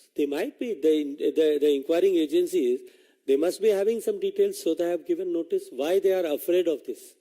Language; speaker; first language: English; non-native, local second language; Hindi